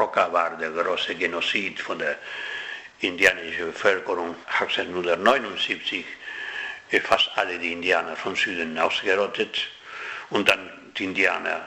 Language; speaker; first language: German; non-native, fluent; Spanish